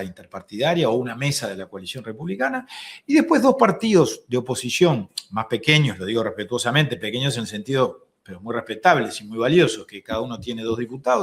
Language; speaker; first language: Spanish; native; Spanish